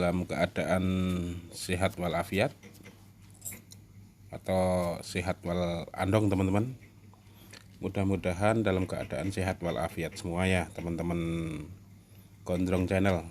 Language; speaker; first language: Indonesian; native; Indonesian